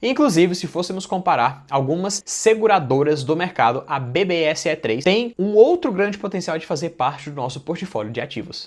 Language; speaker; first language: Portuguese; native; Portuguese